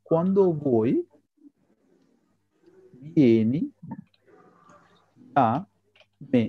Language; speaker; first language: Italian; non-native, fluent; Sinhala